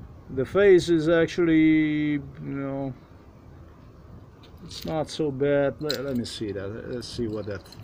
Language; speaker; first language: English; non-native, fluent; Slovenian